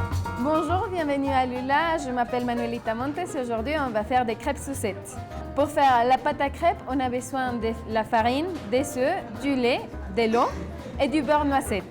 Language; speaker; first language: French; non-native, fluent; Spanish